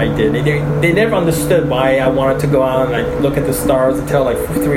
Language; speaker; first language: English; early bilingual, other home language; Chinese